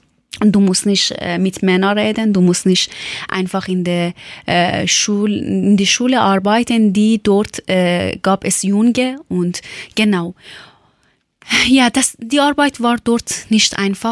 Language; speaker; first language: German; non-native, learner; Persian